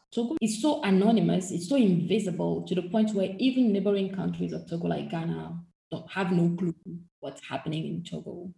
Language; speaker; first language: English; non-native, fluent; French